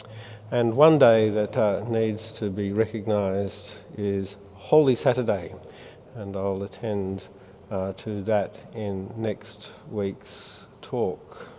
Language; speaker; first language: English; native; English